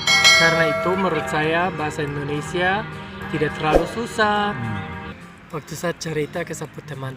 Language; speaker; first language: Indonesian; non-native, fluent; German